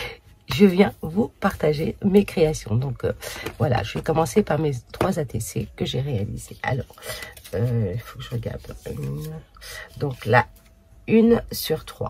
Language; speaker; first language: French; native; French